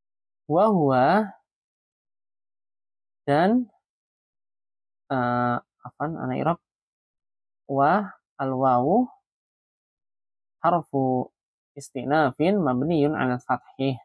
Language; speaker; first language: Arabic; non-native, fluent; Indonesian